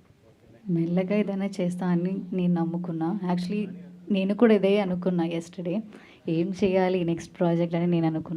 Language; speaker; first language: Telugu; non-native, learner; Malayalam